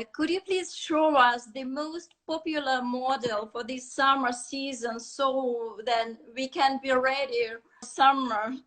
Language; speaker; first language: English; non-native, fluent; Russian